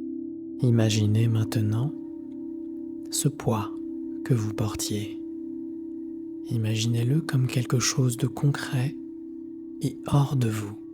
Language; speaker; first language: French; native; French